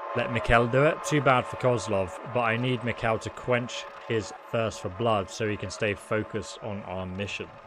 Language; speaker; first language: English; native; English